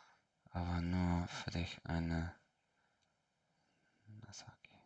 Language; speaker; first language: German; non-native, learner; English